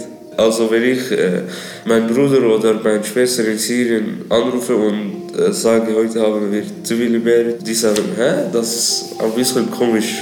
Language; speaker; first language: German; non-native, learner; Arabic